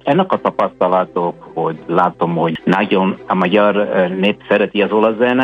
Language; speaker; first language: Hungarian; non-native, fluent; Italian